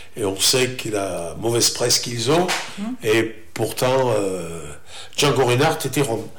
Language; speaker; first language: French; native; French